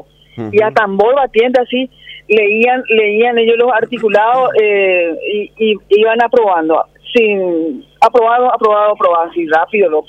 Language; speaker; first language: Spanish; native; Spanish